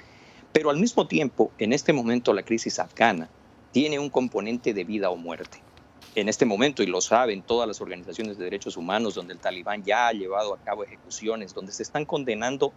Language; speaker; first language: Spanish; native; Spanish